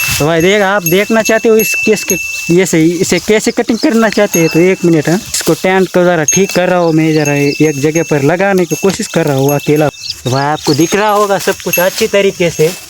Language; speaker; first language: Hindi; non-native, local second language; Marathi